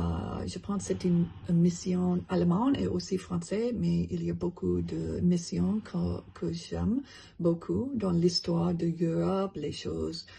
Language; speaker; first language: French; non-native, learner; English